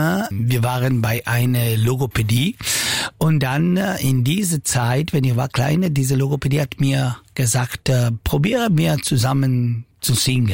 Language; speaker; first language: German; non-native, local second language; Italian